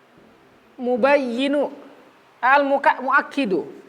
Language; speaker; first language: Arabic; non-native, fluent; Indonesian